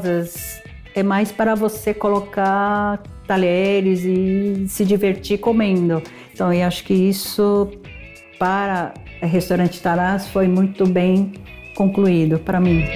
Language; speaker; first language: Portuguese; non-native, fluent; Japanese